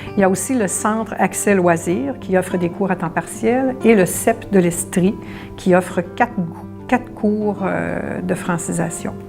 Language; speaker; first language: French; native; French